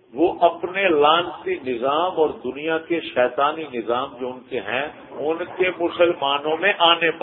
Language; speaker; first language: Urdu; non-native, local second language; Punjabi